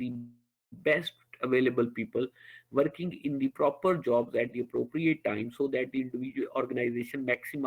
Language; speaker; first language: English; non-native, local second language; Urdu